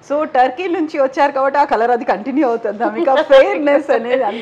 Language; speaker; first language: Telugu; native; Telugu